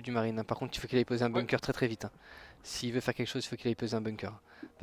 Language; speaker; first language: French; native; French